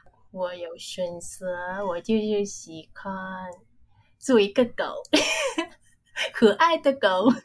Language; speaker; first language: Chinese; non-native, learner; Vietnamese